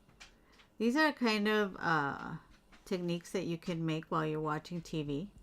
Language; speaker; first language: English; native; English